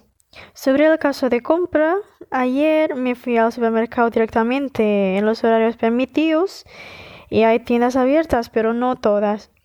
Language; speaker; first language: Spanish; non-native, fluent; Indonesian